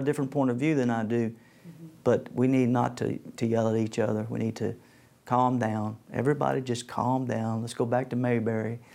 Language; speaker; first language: English; native; English